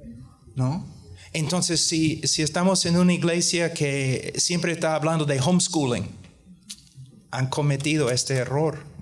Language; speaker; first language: Spanish; non-native, fluent; English